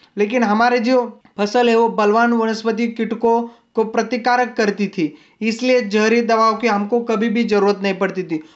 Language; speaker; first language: Hindi; non-native, local second language; Marathi